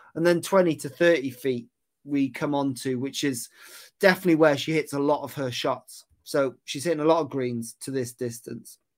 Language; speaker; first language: English; native; English